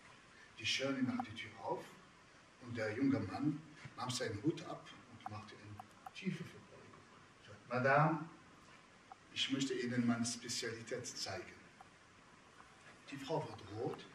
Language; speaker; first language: German; non-native, fluent; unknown